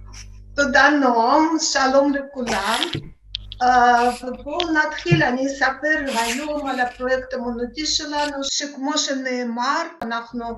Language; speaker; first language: Hebrew; non-native, fluent; Russian